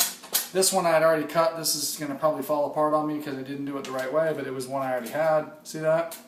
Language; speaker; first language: English; native; English